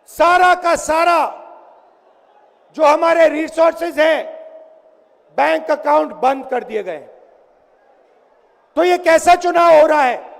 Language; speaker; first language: Hindi; native; Hindi